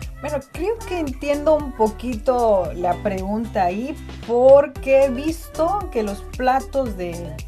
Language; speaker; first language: Spanish; non-native, fluent; Chinese